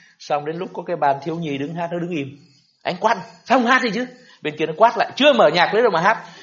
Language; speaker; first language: Vietnamese; native; Vietnamese